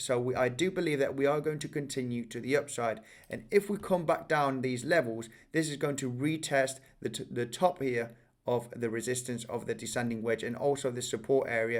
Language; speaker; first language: English; native; English